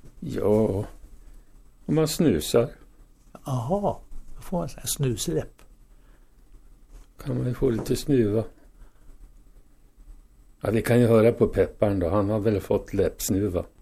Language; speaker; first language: Swedish; native; Swedish